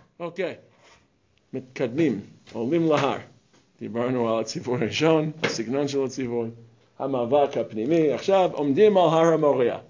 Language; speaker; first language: Hebrew; non-native, fluent; English